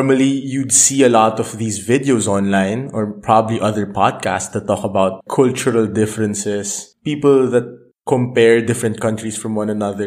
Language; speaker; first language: English; non-native, local second language; Filipino